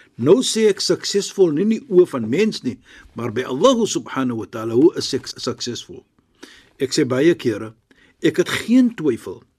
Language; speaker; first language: Afrikaans; non-native, fluent; Arabic